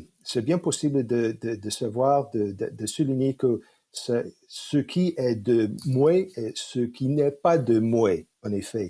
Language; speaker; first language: French; non-native, fluent; English